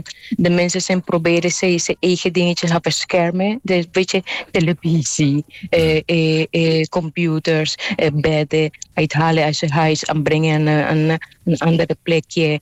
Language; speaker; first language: Dutch; non-native, fluent; Spanish